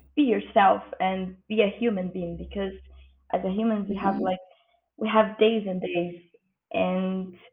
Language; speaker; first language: English; non-native, fluent; Portuguese